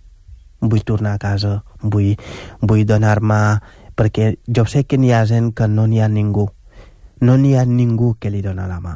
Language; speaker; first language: Catalan; non-native, local second language; Wolof